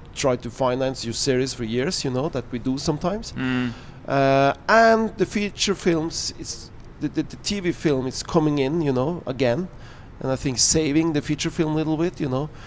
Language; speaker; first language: English; non-native, fluent; Norwegian